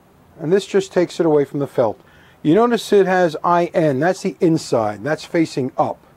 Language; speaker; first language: English; native; English